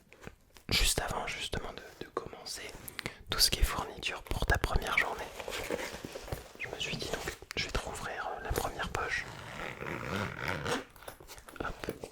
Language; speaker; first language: French; native; French